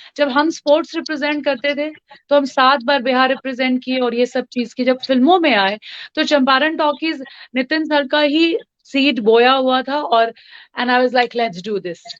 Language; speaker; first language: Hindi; non-native, local second language; Bhojpuri